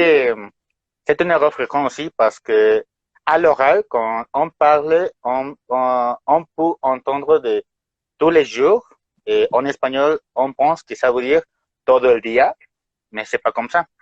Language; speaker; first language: French; non-native, fluent; Spanish